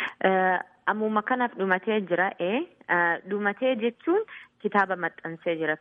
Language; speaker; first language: Oromo; early bilingual, heritage; Oromo